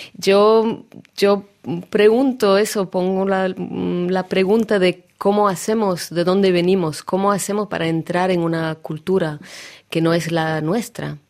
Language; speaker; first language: Spanish; non-native, fluent; Russian